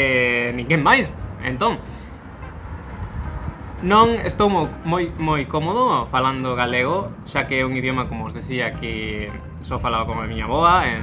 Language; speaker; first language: Galician; non-native, local second language; Spanish